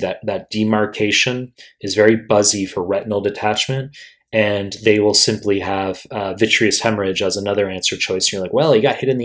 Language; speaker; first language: English; native; English